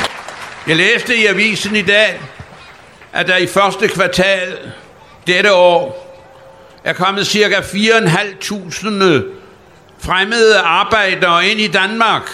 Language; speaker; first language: Danish; native; Danish